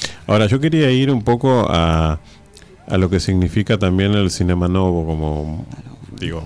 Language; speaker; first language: Spanish; native; Spanish